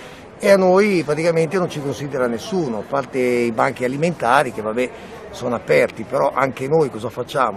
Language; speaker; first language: Italian; native; Italian